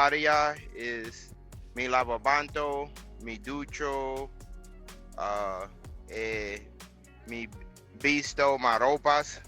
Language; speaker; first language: Spanish; non-native, learner; English